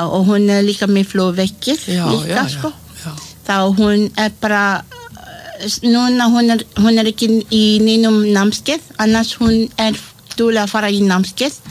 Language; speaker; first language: Icelandic; non-native, learner; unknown